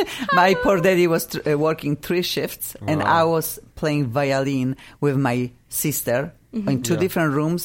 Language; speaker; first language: English; non-native, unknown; Russian